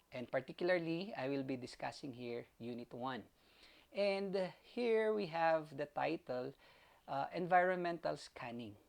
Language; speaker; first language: English; non-native, local second language; Filipino